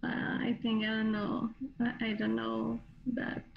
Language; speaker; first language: English; non-native, learner; Spanish